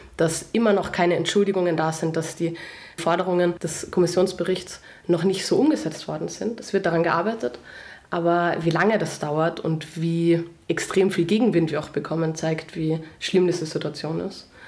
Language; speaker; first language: German; non-native, local second language; Slovenian